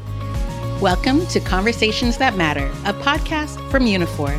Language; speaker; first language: English; native; English